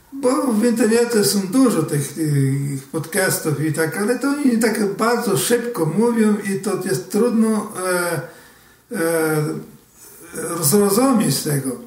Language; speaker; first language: Polish; early bilingual, heritage; Portuguese